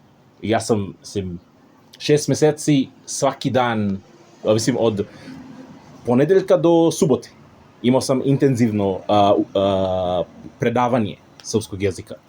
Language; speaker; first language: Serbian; non-native, fluent; English